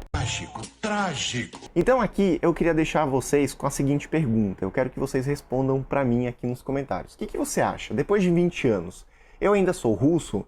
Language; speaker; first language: Portuguese; early bilingual, other home language; Russian